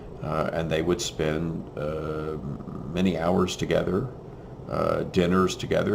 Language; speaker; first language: English; native; English